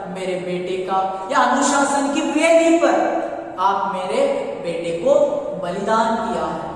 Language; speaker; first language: Hindi; non-native, local second language; Kannada